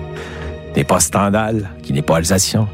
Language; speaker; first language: French; native; French